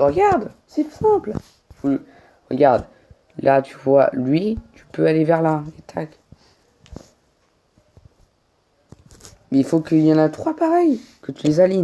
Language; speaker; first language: French; native; French